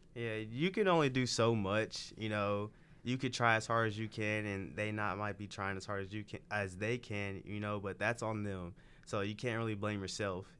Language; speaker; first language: English; native; English